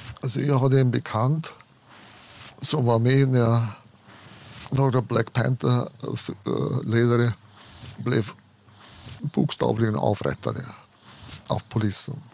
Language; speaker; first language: Swedish; non-native, fluent; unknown